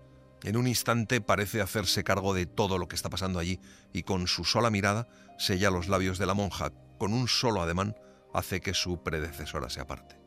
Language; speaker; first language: Spanish; native; Spanish